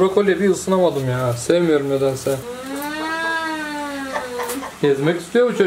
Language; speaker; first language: Turkish; native; Turkish